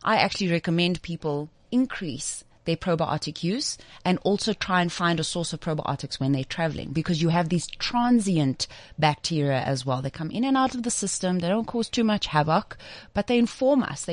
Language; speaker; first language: English; native; English